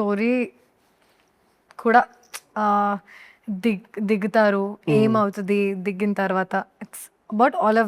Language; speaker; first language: Telugu; non-native, learner; Hindi